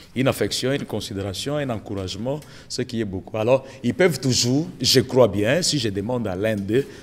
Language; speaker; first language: French; non-native, local second language; Lingala